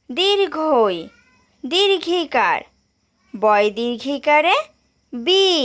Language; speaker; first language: Bangla; native; Bangla